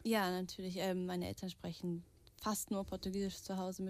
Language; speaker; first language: German; early bilingual, heritage; Portuguese